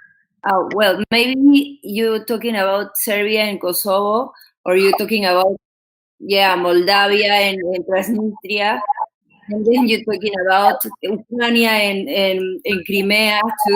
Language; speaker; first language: English; non-native, learner; Spanish